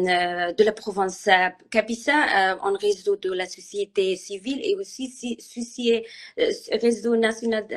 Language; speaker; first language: French; non-native, learner; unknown